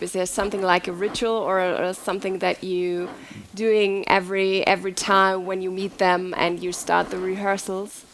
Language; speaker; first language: English; non-native, fluent; German